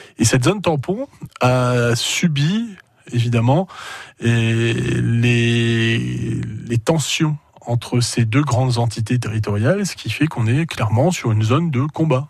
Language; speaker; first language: French; native; French